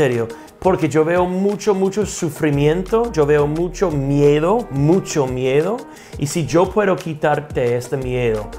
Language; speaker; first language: Spanish; non-native, fluent; English